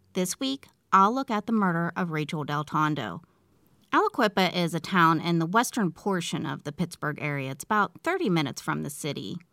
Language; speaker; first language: English; native; English